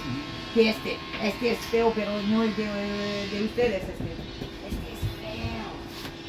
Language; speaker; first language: Spanish; non-native, learner; French